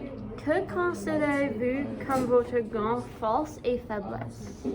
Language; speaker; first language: French; non-native, learner; English